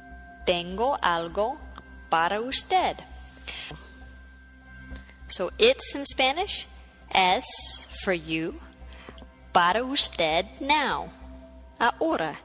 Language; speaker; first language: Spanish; non-native, fluent; English